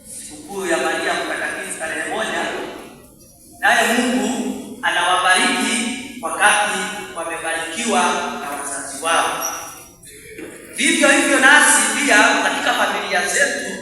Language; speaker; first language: Swahili; non-native, local second language; Meru